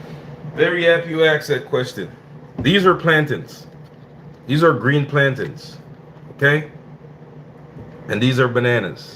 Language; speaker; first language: English; native; English